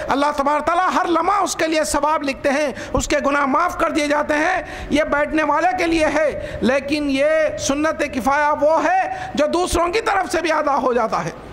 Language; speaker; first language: Urdu; native; Urdu